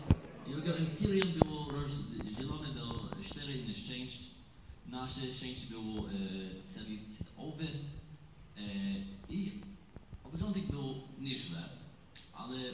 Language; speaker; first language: Polish; non-native, learner; English